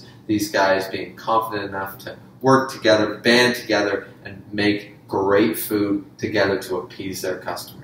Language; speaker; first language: English; native; English